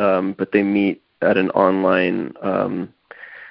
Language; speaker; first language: English; native; English